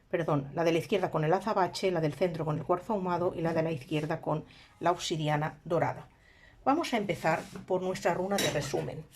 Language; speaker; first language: Spanish; native; Spanish